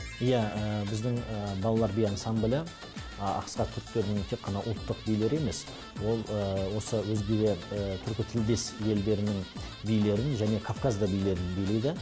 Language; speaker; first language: Kazakh; non-native, local second language; Turkish